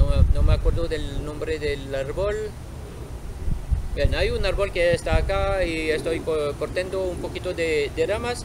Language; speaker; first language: Spanish; non-native, fluent; French